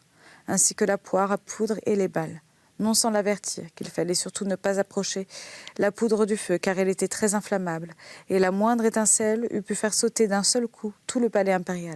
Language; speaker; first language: French; native; French